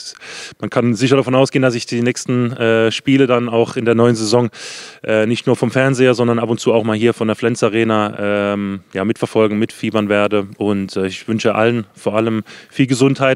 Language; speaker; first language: German; native; German